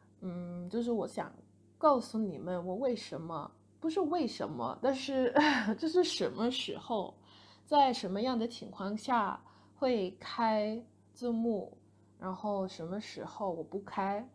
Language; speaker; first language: Chinese; non-native, fluent; English